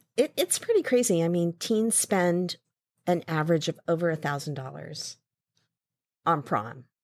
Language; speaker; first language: English; native; English